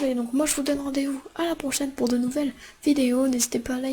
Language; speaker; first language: French; native; French